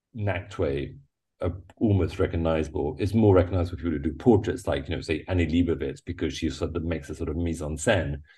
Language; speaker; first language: English; native; English